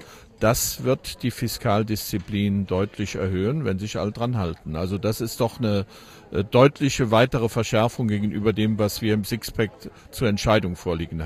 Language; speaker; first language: German; native; German